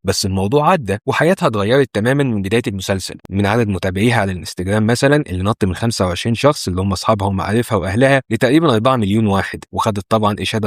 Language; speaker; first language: Arabic; native; Arabic